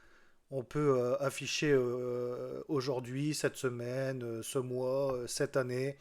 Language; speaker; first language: French; native; French